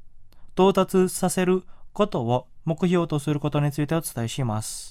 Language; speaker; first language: Japanese; non-native, fluent; Indonesian